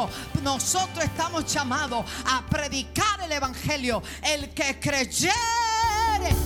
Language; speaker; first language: Spanish; native; Spanish